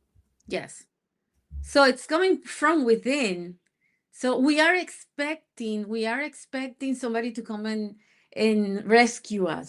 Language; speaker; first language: English; non-native, fluent; Spanish